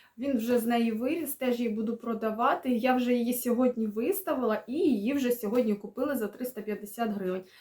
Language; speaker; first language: Ukrainian; non-native, local second language; Russian